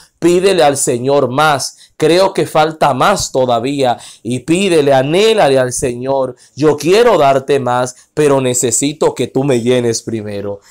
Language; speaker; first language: Spanish; non-native, fluent; Haitian Creole